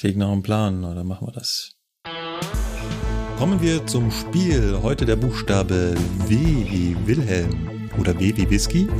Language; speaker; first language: German; native; German